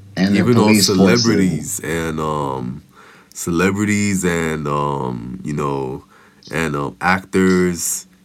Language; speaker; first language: English; non-native, local second language; Yoruba